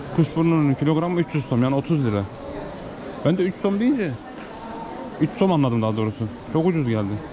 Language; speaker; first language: Turkish; native; Turkish